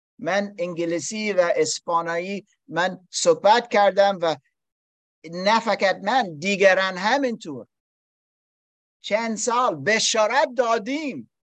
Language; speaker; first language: Persian; non-native, learner; English